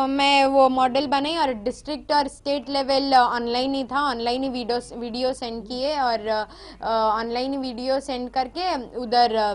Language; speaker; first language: Hindi; native; Hindi